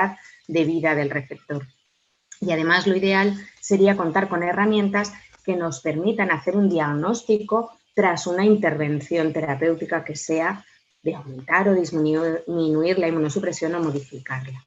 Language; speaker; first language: Spanish; native; Spanish